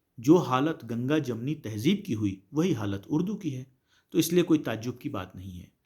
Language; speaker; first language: Urdu; native; Urdu